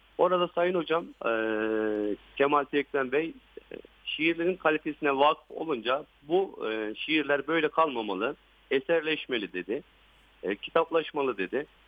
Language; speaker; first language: Turkish; native; Turkish